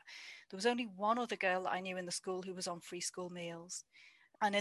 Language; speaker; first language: English; native; English